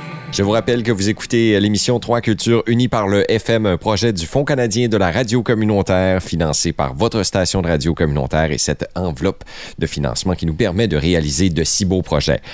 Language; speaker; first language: French; native; French